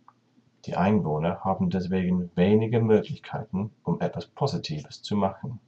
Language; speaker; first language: German; non-native, learner; English